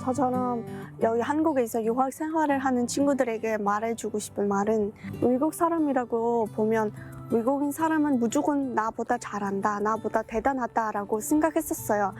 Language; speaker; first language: Korean; non-native, fluent; Mongolian